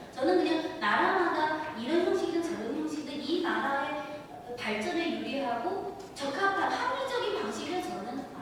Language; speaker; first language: Korean; non-native, fluent; Chinese